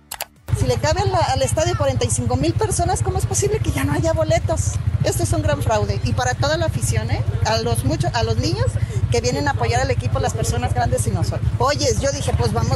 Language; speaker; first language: Spanish; native; Spanish